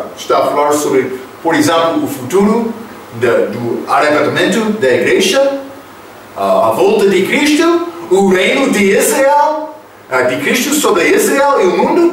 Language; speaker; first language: Portuguese; non-native, fluent; English